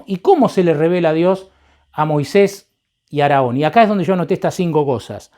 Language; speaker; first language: Spanish; native; Spanish